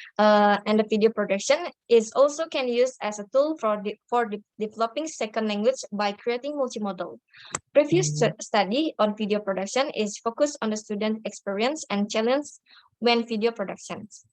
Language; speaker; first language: English; non-native, learner; Indonesian